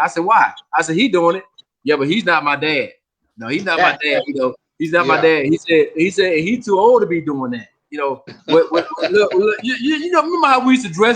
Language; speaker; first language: English; native; English